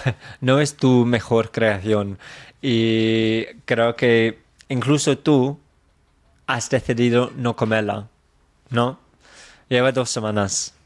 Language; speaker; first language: Spanish; non-native, fluent; English